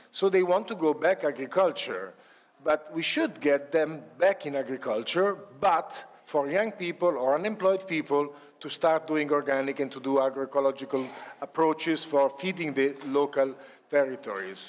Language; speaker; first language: English; non-native, fluent; Italian